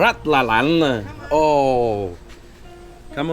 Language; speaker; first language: Vietnamese; non-native, learner; Portuguese